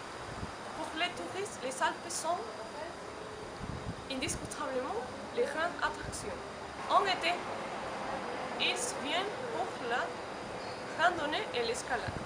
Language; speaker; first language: French; non-native, learner; Spanish